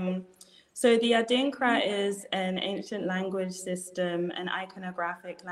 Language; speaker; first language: English; native; English